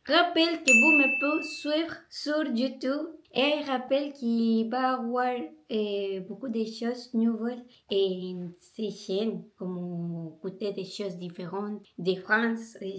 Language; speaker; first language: French; non-native, learner; Spanish